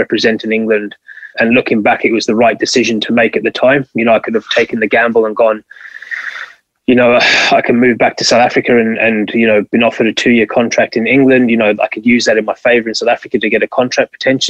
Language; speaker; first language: English; native; English